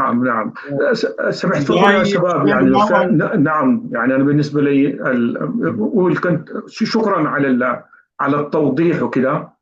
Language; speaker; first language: Arabic; native; Arabic